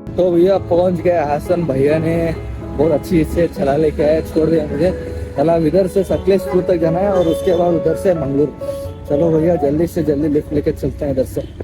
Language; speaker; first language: Hindi; non-native, local second language; Urdu